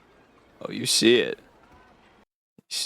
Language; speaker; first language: English; native; English